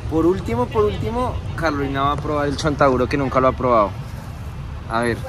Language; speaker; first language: Spanish; native; Spanish